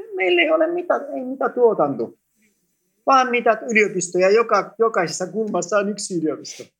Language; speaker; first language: Finnish; non-native, fluent; Greek